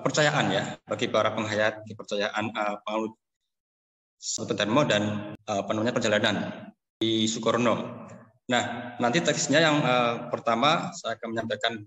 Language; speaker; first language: Indonesian; native; Indonesian